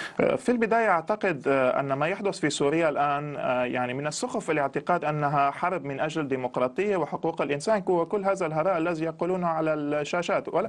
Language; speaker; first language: Arabic; non-native, local second language; Armenian